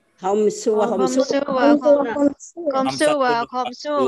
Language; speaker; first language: Arabic; non-native, learner; Indonesian